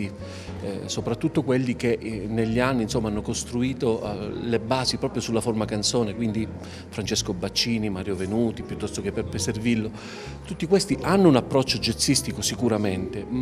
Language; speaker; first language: Italian; native; Italian